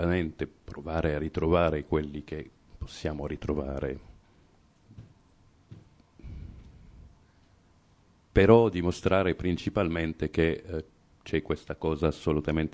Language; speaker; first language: Italian; non-native, fluent; Arabic